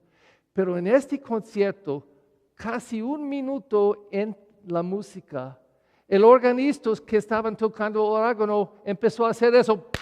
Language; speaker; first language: Spanish; non-native, learner; English